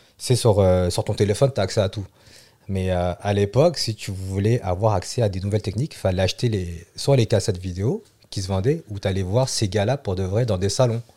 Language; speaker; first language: French; early bilingual, other home language; Vietnamese